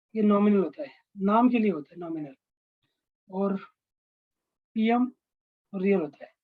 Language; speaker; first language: Hindi; non-native, local second language; Marathi